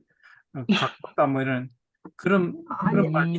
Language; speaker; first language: Korean; native; Korean